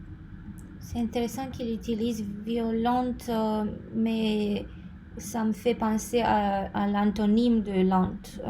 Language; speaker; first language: French; non-native, fluent; Romanian